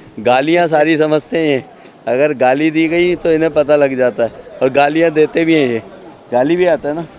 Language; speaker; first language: Hindi; native; Hindi